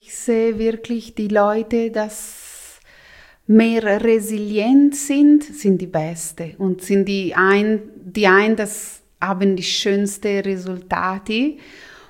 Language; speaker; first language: German; non-native, local second language; Italian